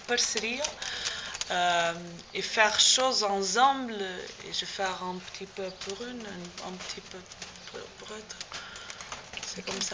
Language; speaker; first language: French; non-native, learner; Portuguese